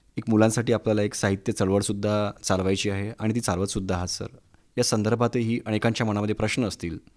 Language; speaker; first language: Marathi; native; Marathi